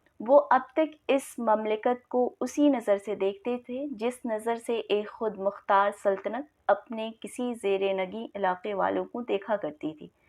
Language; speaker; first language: Urdu; native; Urdu